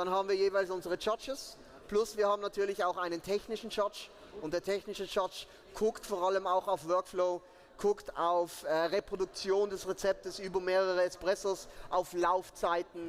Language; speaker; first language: German; native; German